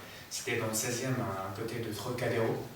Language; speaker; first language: French; non-native, learner; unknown